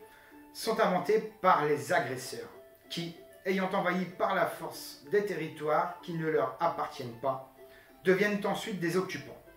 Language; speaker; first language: French; native; French